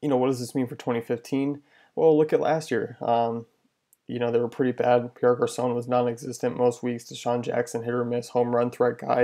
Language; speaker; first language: English; native; English